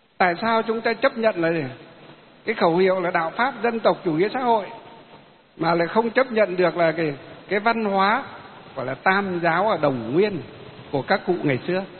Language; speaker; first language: Vietnamese; native; Vietnamese